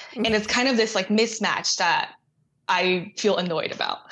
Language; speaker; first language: English; native; English